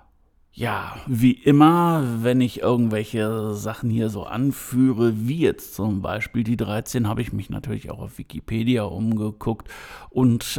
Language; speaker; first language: German; native; German